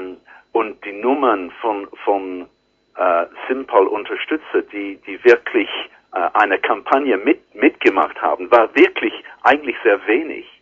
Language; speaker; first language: German; non-native, learner; English